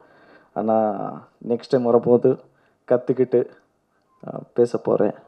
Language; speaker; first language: Tamil; non-native, learner; Kannada